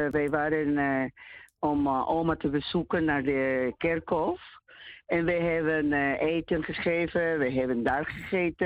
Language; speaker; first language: Dutch; non-native, learner; Spanish